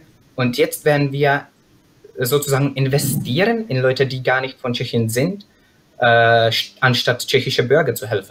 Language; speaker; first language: German; non-native, fluent; Czech